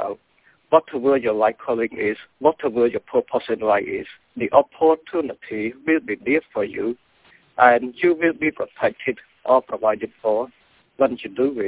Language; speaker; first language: English; non-native, fluent; Khmer